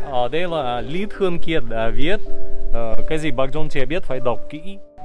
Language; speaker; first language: Vietnamese; non-native, learner; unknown